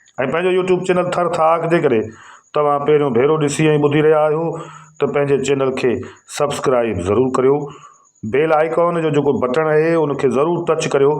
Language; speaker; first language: Sindhi; native; Sindhi